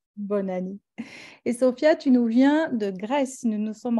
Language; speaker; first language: French; native; French